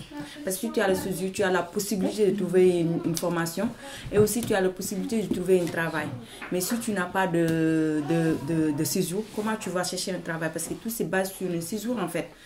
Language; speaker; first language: French; non-native, fluent; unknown